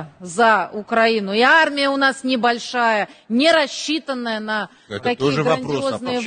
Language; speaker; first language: Russian; native; Russian